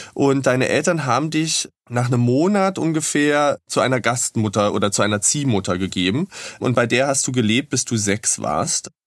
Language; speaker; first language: German; native; German